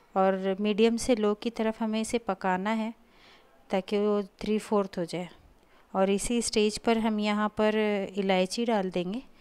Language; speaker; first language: Hindi; native; Hindi